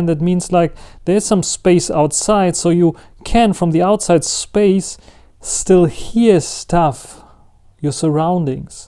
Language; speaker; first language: English; non-native, fluent; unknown